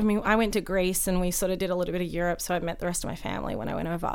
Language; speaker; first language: English; native; English